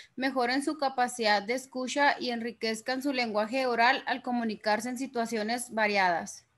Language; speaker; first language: Spanish; native; Spanish